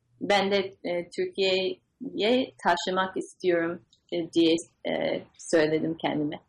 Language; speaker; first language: Turkish; non-native, learner; English